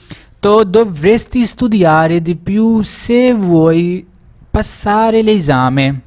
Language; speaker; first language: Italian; non-native, fluent; Urdu